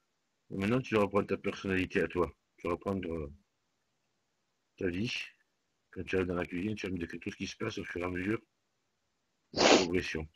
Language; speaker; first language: French; native; French